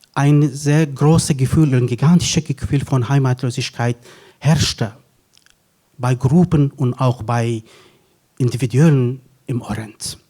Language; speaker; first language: German; non-native, fluent; Kurdish